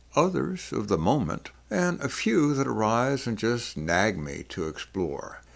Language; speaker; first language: English; native; English